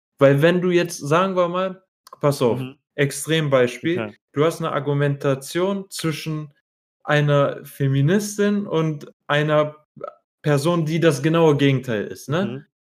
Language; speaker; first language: German; early bilingual, other home language; Arabic